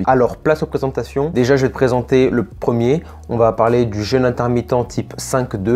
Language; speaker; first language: French; native; French